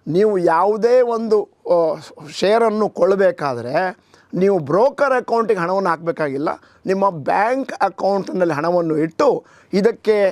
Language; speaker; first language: Kannada; native; Kannada